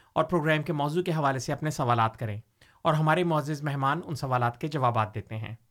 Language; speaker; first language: Urdu; native; Urdu